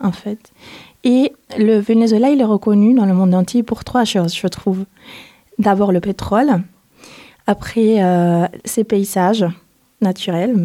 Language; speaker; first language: French; non-native, fluent; Spanish